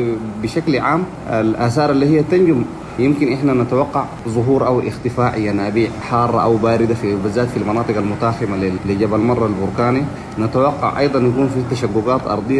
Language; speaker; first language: Arabic; native; Arabic